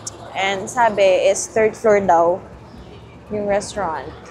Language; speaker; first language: Filipino; native; Filipino